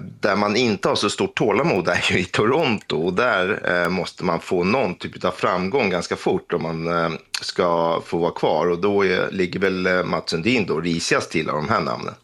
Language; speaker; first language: Swedish; native; Swedish